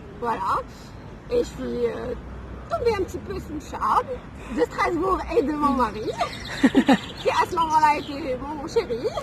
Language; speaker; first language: French; non-native, local second language; Arabic